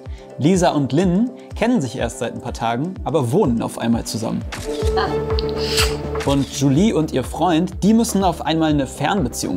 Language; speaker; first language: German; native; German